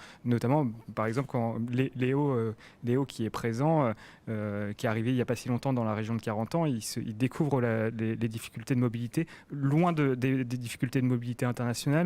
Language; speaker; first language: French; native; French